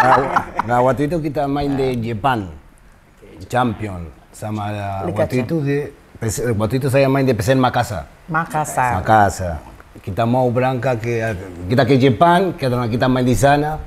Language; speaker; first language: Indonesian; non-native, fluent; Spanish